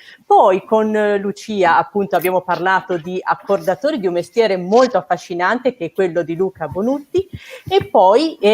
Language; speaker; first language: Italian; native; Italian